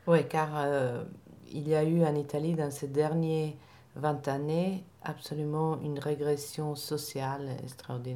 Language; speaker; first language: French; non-native, fluent; Italian